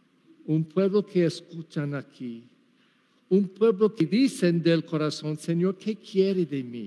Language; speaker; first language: Spanish; non-native, learner; English